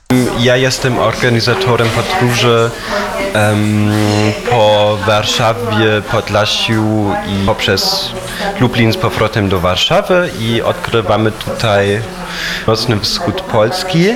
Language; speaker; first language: Polish; non-native, fluent; German